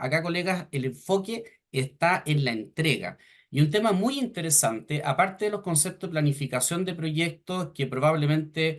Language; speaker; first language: Spanish; native; Spanish